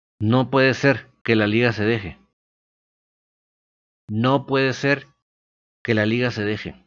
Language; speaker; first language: Spanish; native; Spanish